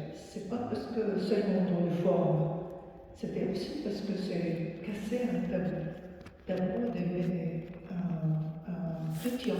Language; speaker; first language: French; non-native, fluent; Arabic